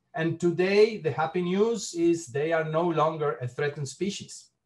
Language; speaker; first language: English; non-native, fluent; Spanish